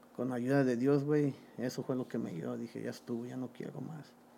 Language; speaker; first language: Spanish; early bilingual, heritage; Spanish